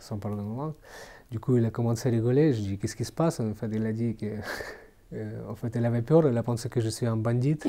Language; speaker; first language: French; non-native, fluent; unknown